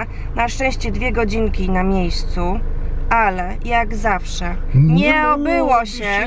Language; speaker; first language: Polish; native; Polish